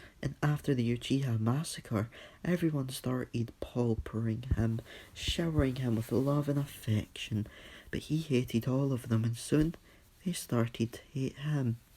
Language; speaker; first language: English; native; English